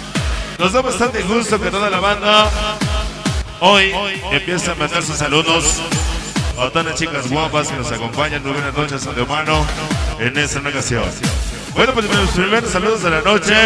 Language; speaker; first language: Spanish; native; Spanish